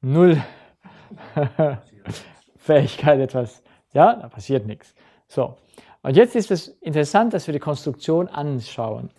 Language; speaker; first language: German; native; German